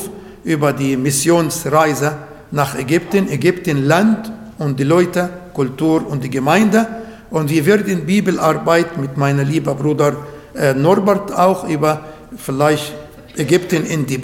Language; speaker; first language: German; non-native, learner; Arabic